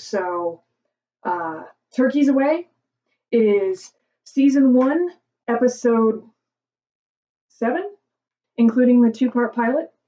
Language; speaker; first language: English; native; English